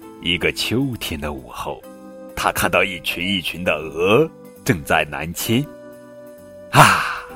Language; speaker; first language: Chinese; native; Chinese